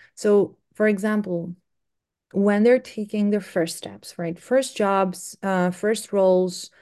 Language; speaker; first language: English; non-native, fluent; Greek